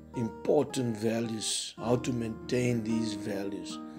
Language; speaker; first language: English; non-native, local second language; Afrikaans